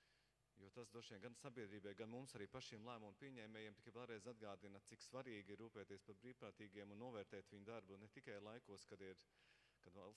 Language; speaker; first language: Latvian; native; Latvian